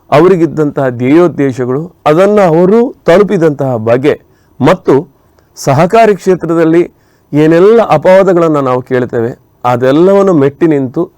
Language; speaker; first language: Kannada; native; Kannada